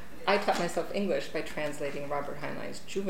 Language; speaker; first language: English; non-native, fluent; Romanian